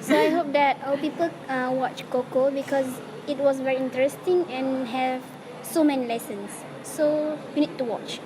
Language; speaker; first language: English; non-native, learner; Malay